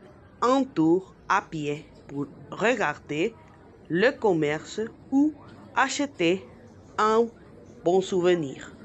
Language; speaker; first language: French; non-native, learner; Spanish